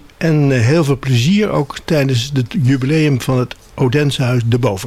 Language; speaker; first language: Dutch; native; Dutch